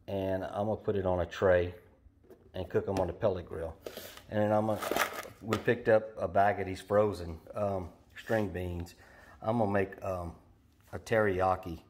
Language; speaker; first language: English; native; English